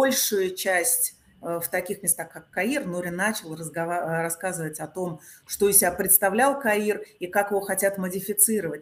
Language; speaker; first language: Russian; native; Russian